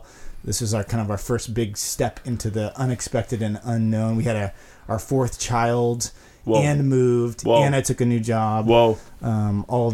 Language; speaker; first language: English; native; English